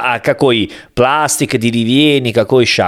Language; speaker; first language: Russian; non-native, learner; Italian